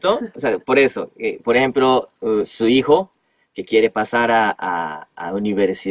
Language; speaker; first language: Spanish; non-native, fluent; Japanese